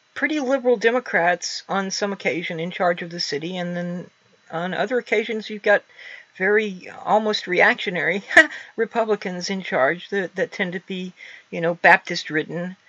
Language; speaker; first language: English; native; English